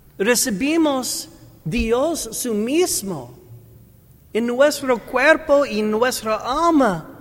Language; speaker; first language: Spanish; non-native, learner; English